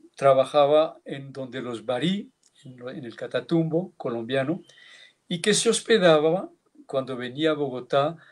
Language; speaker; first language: Spanish; early bilingual, heritage; Basque